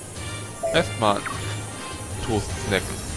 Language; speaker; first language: German; native; German